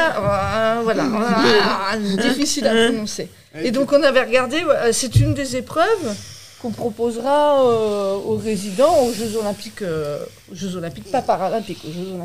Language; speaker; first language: French; native; French